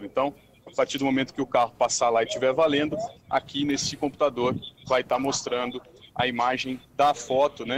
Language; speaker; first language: Portuguese; native; Portuguese